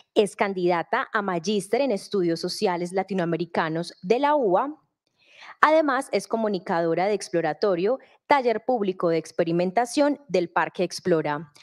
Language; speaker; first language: Spanish; native; Spanish